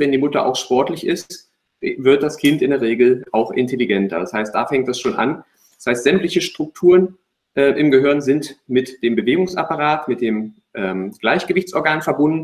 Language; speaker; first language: German; native; German